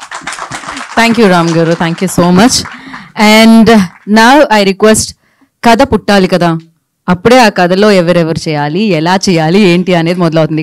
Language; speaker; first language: Telugu; native; Telugu